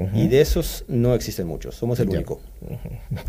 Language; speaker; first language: Spanish; early bilingual, other home language; Swedish